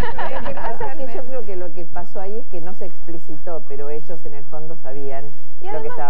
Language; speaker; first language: Spanish; native; Spanish